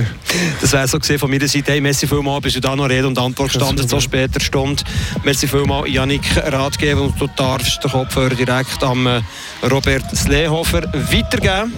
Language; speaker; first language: German; native; German